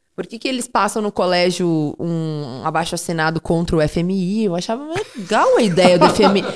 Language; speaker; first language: Portuguese; native; Portuguese